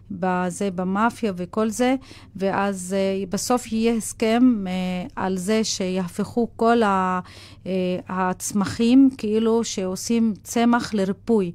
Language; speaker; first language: Hebrew; non-native, local second language; Arabic